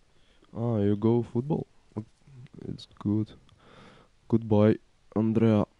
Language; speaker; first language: English; non-native, learner; Ukrainian